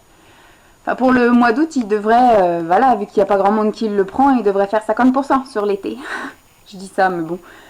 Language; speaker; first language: French; native; French